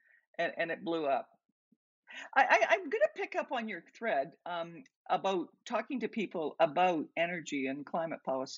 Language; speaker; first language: English; native; English